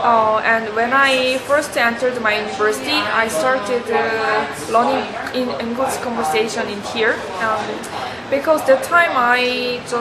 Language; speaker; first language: English; non-native, learner; Korean